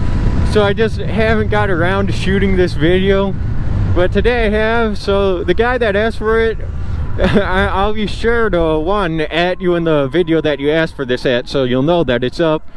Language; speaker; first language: English; native; English